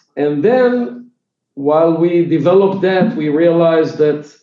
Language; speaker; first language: English; non-native, fluent; Hebrew